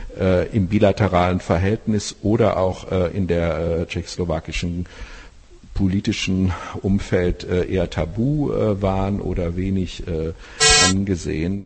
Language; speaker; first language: German; native; German